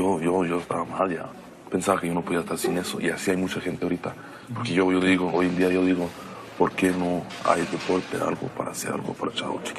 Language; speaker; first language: Spanish; non-native, local second language; Plautdietsch